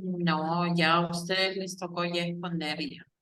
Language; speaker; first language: Spanish; native; Spanish